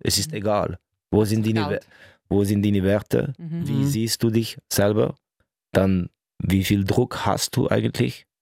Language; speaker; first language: German; non-native, local second language; French